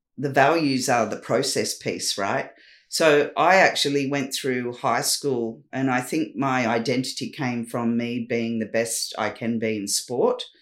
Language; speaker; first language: English; native; English